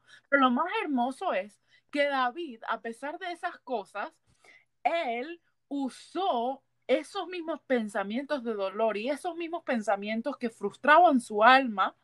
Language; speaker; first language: Spanish; early bilingual, heritage; Spanish